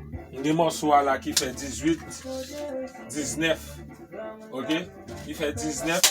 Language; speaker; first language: French; non-native, learner; Haitian Creole